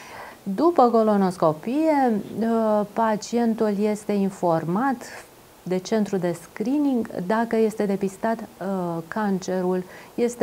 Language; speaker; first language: Romanian; native; Romanian